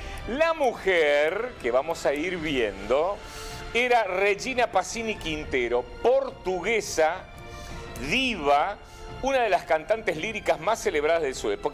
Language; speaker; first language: Spanish; native; Spanish